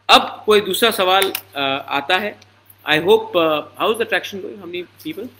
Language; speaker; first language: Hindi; non-native, local second language; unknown